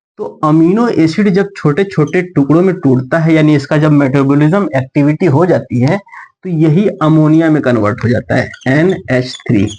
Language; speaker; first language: Hindi; native; Hindi